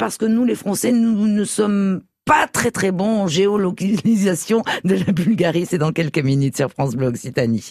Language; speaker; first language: French; native; French